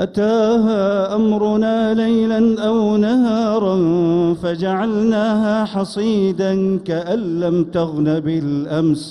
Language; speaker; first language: Arabic; native; Arabic